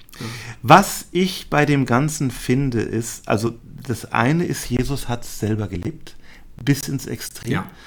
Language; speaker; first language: German; native; German